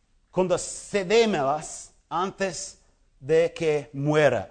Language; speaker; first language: Spanish; non-native, fluent; English